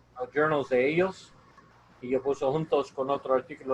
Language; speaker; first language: Spanish; non-native, learner; English